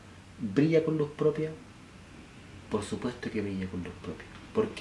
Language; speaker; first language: Spanish; native; Spanish